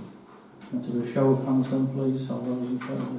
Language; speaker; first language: English; native; English